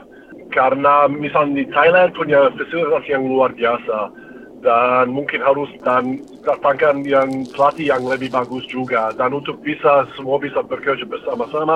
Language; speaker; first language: Indonesian; non-native, fluent; English